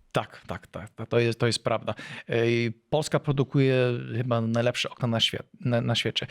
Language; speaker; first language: Polish; early bilingual, heritage; Polish